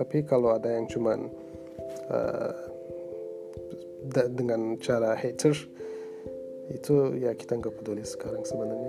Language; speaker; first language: Indonesian; non-native, fluent; Turkish